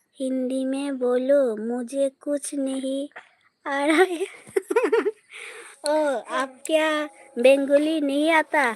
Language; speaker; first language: Hindi; non-native, local second language; Bangla